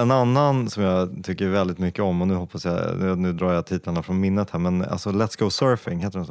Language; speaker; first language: Swedish; native; Swedish